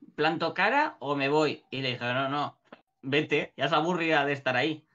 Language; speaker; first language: Spanish; native; Spanish